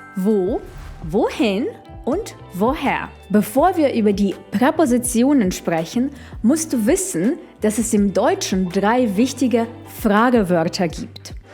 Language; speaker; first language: German; non-native, fluent; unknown